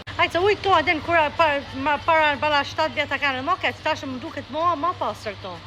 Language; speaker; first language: Albanian; early bilingual, heritage; Albanian